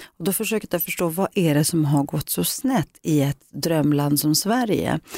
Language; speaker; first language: Swedish; early bilingual, other home language; Greek